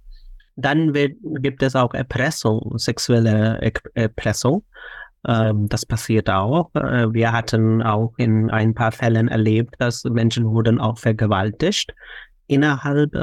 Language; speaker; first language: German; non-native, fluent; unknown